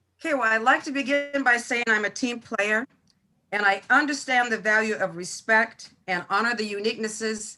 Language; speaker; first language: English; native; English